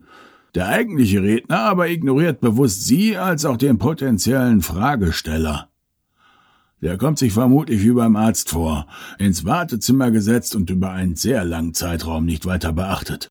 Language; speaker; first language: German; native; German